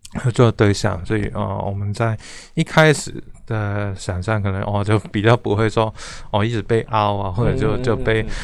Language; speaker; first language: Chinese; non-native, fluent; Cantonese